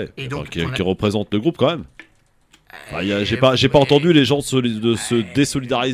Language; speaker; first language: French; native; French